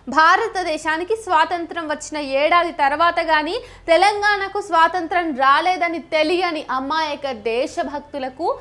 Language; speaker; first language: Telugu; native; Telugu